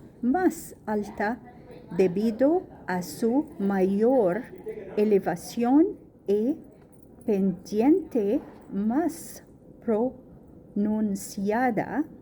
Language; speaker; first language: Spanish; non-native, learner; Arabic